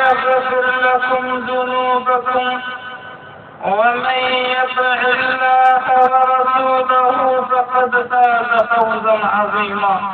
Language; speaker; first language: Arabic; native; Arabic